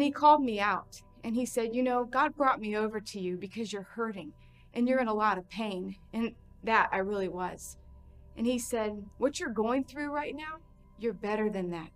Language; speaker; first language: English; native; English